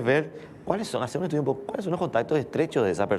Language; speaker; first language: Spanish; native; Spanish